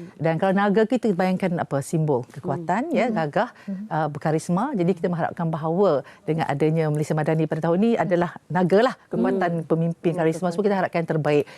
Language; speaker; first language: Malay; non-native, local second language; Chinese